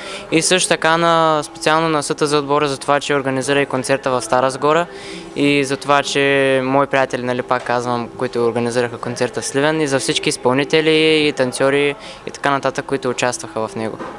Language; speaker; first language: Bulgarian; native; Bulgarian